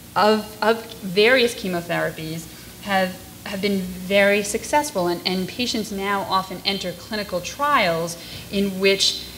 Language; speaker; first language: English; native; English